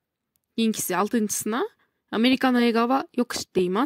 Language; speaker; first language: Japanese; non-native, fluent; Kyrgyz